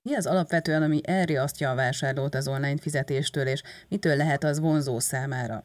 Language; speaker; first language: Hungarian; native; Hungarian